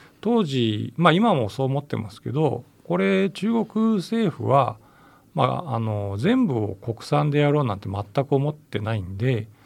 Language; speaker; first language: Japanese; native; Japanese